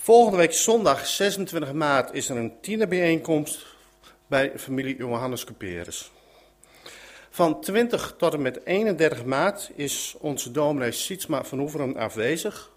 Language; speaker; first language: Dutch; native; Dutch